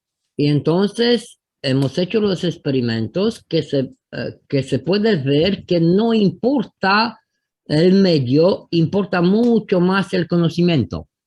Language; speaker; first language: Spanish; non-native, fluent; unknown